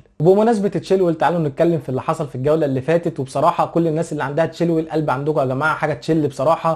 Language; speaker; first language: Arabic; native; Arabic